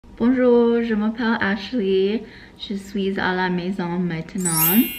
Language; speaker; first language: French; non-native, learner; English